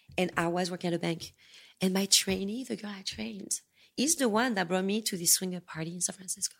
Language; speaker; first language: English; non-native, fluent; French